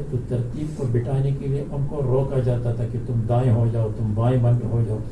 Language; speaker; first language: Urdu; non-native, local second language; Pashto